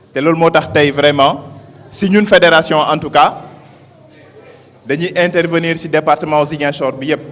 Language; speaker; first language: Wolof; non-native, local second language; Mandingo